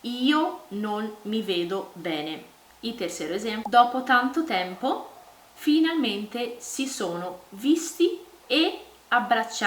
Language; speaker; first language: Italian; non-native, fluent; Portuguese